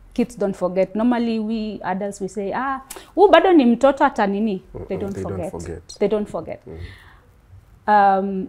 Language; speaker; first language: English; non-native, local second language; Luo (Kenya and Tanzania)